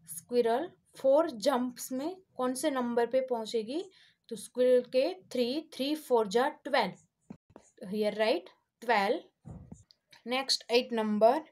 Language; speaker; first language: Hindi; non-native, local second language; Gujarati